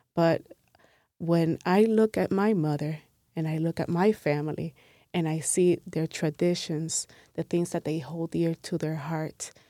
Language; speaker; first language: English; non-native, fluent; Spanish